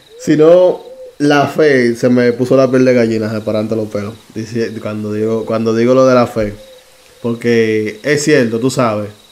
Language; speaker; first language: Spanish; native; Spanish